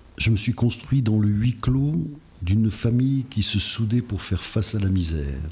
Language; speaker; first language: French; native; French